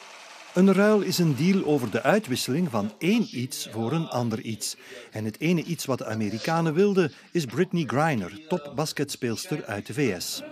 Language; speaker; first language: Dutch; native; Dutch